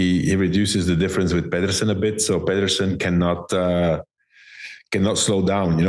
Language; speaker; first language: English; non-native, fluent; Dutch